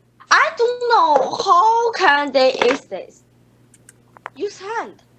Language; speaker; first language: English; non-native, learner; Chinese